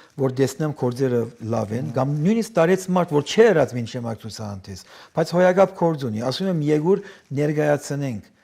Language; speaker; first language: Armenian; early bilingual, heritage; Armenian